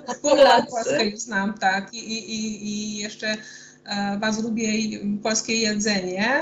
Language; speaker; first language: Polish; non-native, fluent; Hungarian